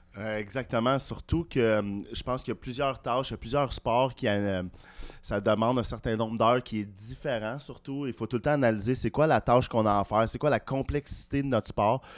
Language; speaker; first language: French; native; French